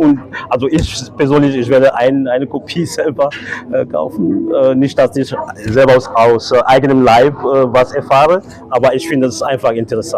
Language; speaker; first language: German; non-native, fluent; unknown